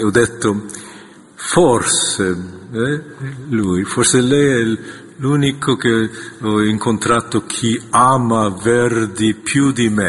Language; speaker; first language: Italian; non-native, fluent; Korean